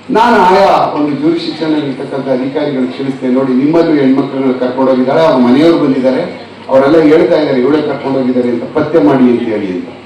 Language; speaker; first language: Kannada; native; Kannada